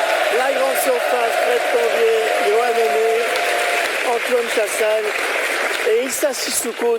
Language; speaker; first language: French; native; French